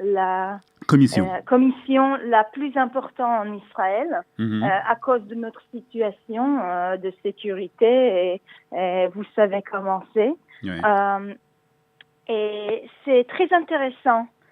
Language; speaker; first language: French; non-native, learner; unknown